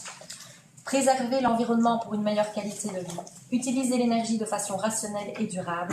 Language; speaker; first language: French; native; French